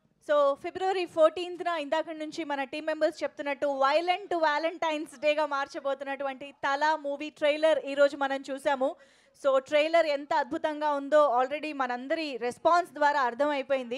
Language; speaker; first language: Telugu; native; Telugu